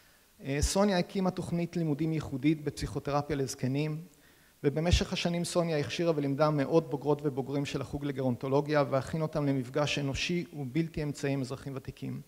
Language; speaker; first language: Hebrew; native; Hebrew